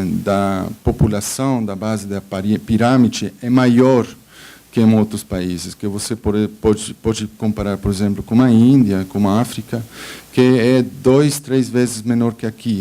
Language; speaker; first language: Portuguese; non-native, fluent; Spanish